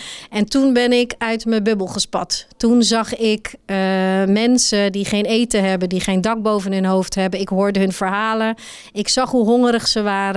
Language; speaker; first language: Dutch; native; Dutch